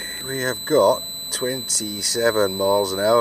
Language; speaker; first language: English; native; English